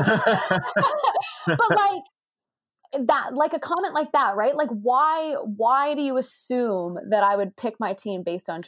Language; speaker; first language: English; native; English